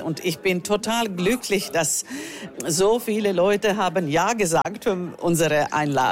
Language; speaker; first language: German; non-native, fluent; Finnish